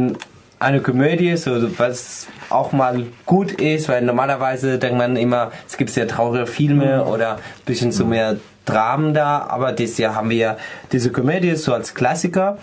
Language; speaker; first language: German; non-native, fluent; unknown